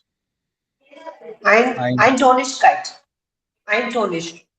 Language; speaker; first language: German; non-native, learner; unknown